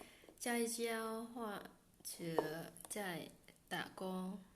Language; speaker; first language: Chinese; non-native, learner; Khmer